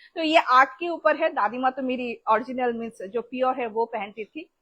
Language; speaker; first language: Hindi; non-native, local second language; Bangla